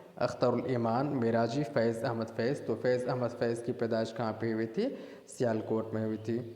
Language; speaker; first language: Urdu; native; Urdu